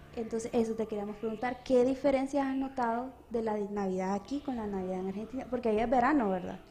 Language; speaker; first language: Spanish; native; Spanish